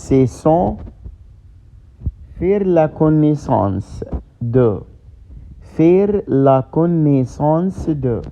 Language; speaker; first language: French; non-native, fluent; Arabic